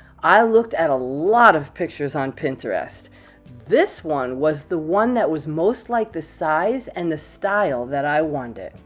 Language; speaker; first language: English; native; English